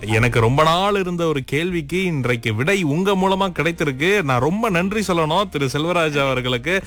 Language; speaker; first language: Tamil; native; Tamil